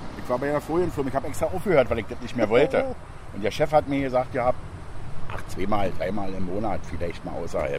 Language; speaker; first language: German; native; German